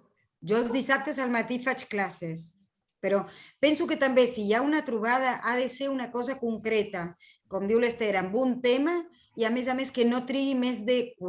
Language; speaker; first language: Catalan; non-native, fluent; Spanish